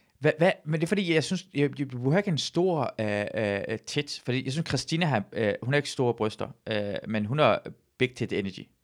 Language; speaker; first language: Danish; early bilingual, other home language; Persian